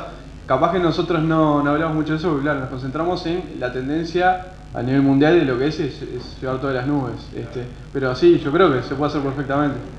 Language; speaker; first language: Spanish; native; Spanish